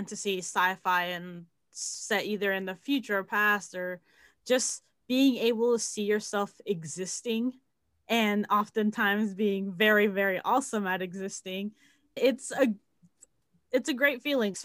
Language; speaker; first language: English; native; English